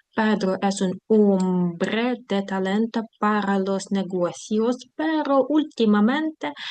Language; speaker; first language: Spanish; non-native, fluent; Ukrainian